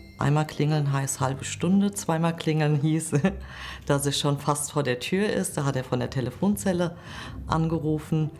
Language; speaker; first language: German; early bilingual, other home language; Kurdish